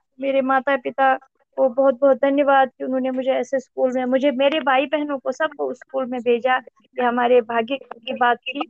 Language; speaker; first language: Hindi; non-native, local second language; Kashmiri